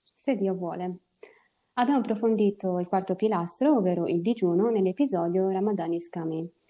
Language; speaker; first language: Italian; early bilingual, other home language; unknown